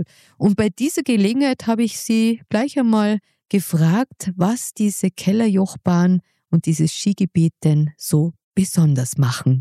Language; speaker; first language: German; native; German